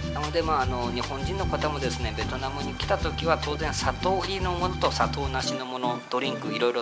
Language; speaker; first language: Japanese; native; Japanese